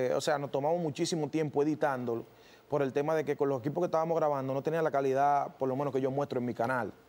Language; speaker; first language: Spanish; native; Spanish